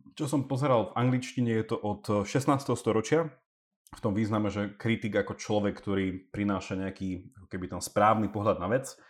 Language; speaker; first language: Slovak; early bilingual, heritage; English